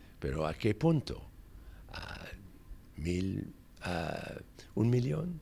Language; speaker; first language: Spanish; non-native, fluent; English